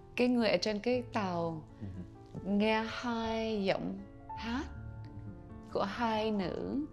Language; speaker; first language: Vietnamese; early bilingual, heritage; Vietnamese